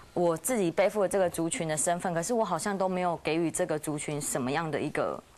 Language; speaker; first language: Chinese; native; Chinese